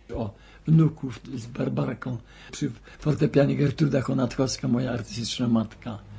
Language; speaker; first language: Polish; native; Polish